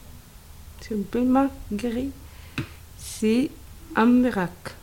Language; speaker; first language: French; non-native, learner; Arabic